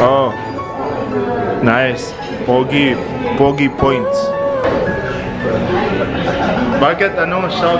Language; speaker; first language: Filipino; non-native, learner; Arabic